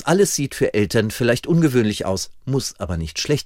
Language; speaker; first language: German; native; German